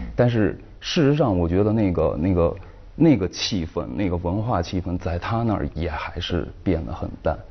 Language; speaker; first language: Chinese; native; Chinese